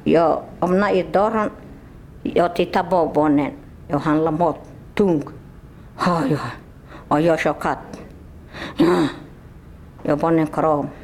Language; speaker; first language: Swedish; non-native, learner; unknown